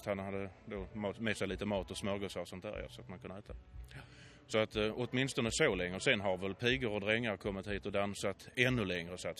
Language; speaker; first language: Swedish; native; Swedish